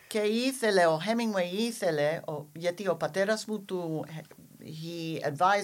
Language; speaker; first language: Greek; non-native, learner; English